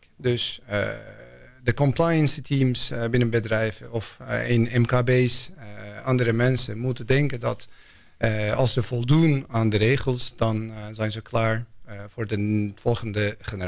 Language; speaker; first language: Dutch; non-native, fluent; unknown